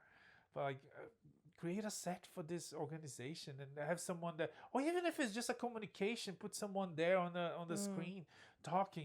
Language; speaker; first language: English; non-native, fluent; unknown